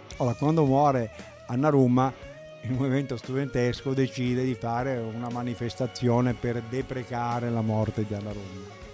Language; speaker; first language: Italian; native; Italian